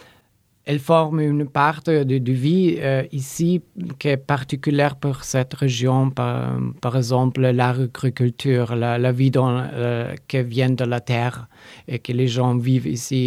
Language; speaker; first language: French; non-native, learner; Polish